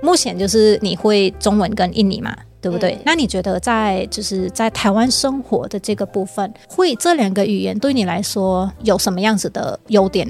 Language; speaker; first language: Chinese; native; Chinese